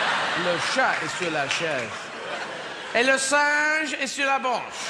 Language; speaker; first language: French; non-native, learner; English